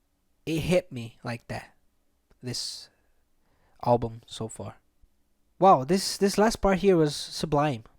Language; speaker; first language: English; non-native, fluent; Portuguese